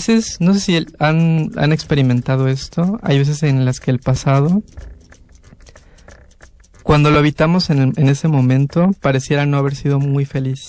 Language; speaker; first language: Spanish; native; Spanish